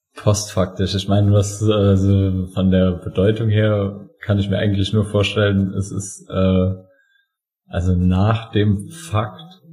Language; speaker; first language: German; native; German